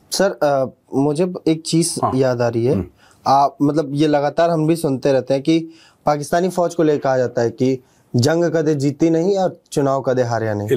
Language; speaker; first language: Hindi; native; Hindi